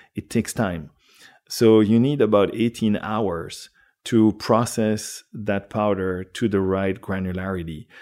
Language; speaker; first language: English; non-native, fluent; French